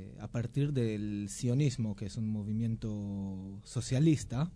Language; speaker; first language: Spanish; non-native, fluent; Hebrew